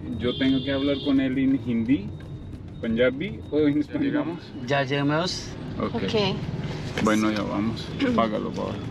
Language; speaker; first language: Spanish; non-native, learner; Hindi